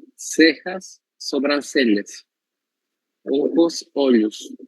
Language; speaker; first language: Portuguese; non-native, learner; Spanish